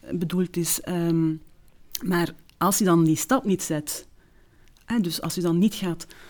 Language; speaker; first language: Dutch; early bilingual, other home language; Turkish